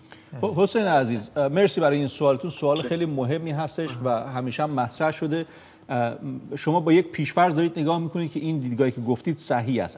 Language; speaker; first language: Persian; native; Persian